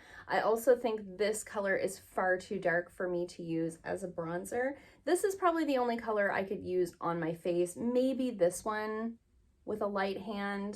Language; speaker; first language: English; native; English